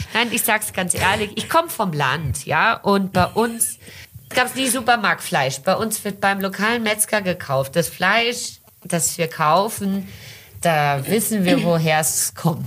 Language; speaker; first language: German; early bilingual, heritage; German